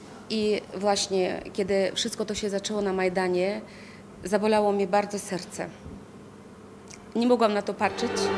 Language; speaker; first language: Polish; non-native, fluent; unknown